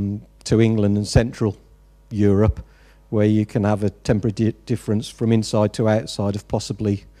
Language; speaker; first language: English; native; English